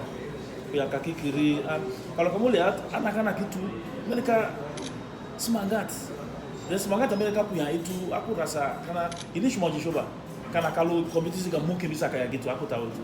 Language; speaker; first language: Indonesian; non-native, fluent; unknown